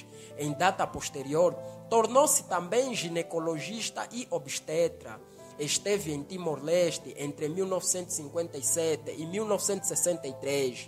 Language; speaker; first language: Portuguese; native; Portuguese